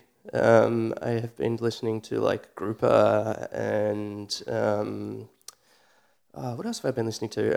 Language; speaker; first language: English; native; English